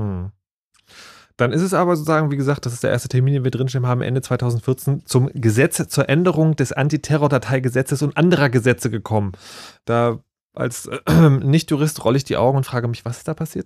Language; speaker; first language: German; native; German